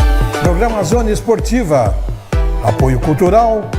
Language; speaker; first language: Portuguese; native; Portuguese